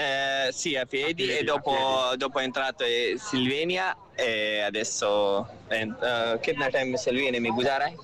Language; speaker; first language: Italian; non-native, learner; Urdu